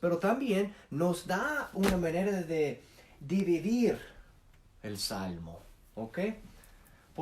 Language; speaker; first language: Spanish; non-native, fluent; English